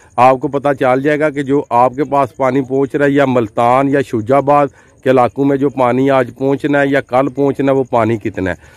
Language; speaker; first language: Urdu; non-native, local second language; Punjabi